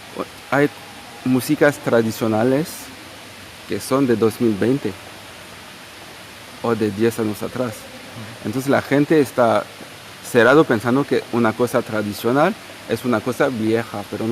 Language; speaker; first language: Spanish; non-native, fluent; Portuguese